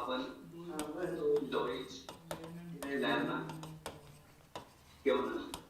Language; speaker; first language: German; non-native, learner; Hindi